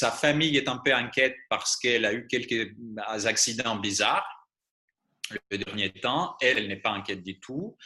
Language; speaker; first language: French; non-native, fluent; Greek